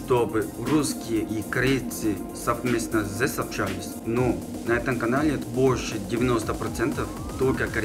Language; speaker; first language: Russian; non-native, learner; Korean